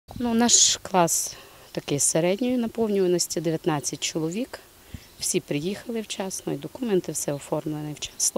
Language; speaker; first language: Ukrainian; native; Ukrainian